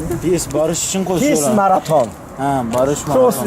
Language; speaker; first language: Turkish; non-native, learner; Korean